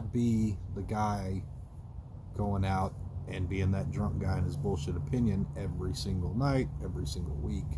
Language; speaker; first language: English; native; English